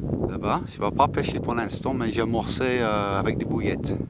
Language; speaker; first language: French; non-native, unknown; English